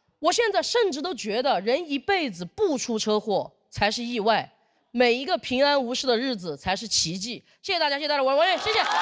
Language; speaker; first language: Chinese; native; Chinese